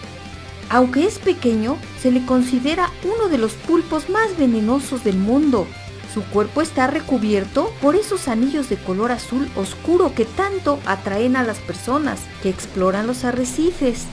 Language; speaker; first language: Spanish; native; Spanish